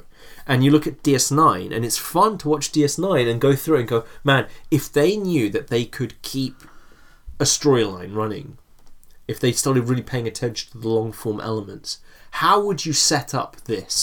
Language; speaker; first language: English; native; English